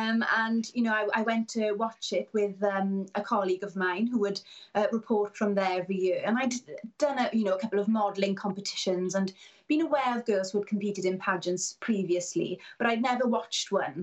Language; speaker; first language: English; native; English